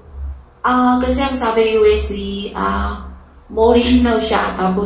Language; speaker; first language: Filipino; non-native, learner; Chinese